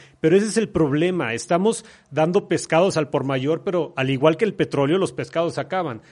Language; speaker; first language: Spanish; native; Spanish